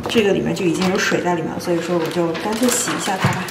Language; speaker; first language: Chinese; native; Chinese